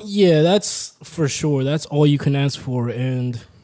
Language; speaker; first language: English; early bilingual, other home language; Spanish